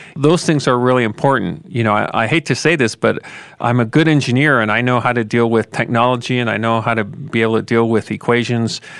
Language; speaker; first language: English; native; English